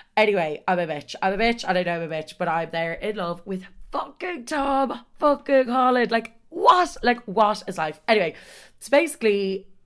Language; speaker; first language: English; native; English